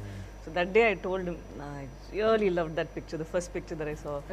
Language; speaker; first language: Telugu; non-native, fluent; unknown